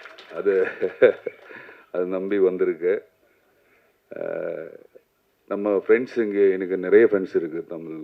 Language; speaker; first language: Tamil; non-native, learner; Malayalam